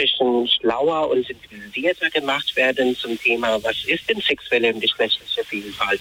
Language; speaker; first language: German; non-native, fluent; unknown